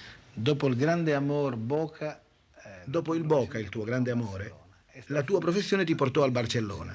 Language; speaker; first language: Italian; native; Italian